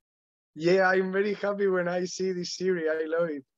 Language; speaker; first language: English; non-native, learner; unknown